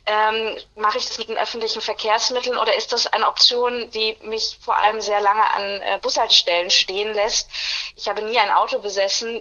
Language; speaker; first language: German; native; German